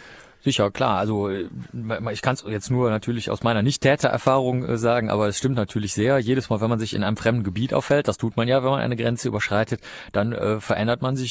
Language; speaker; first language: German; native; German